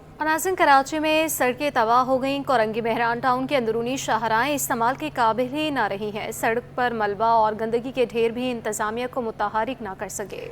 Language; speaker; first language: Urdu; native; Urdu